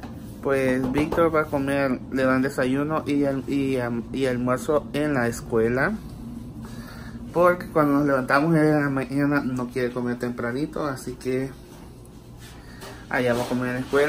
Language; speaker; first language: Spanish; native; Spanish